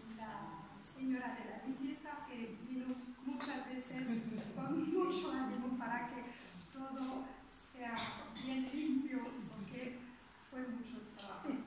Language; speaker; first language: Spanish; non-native, fluent; French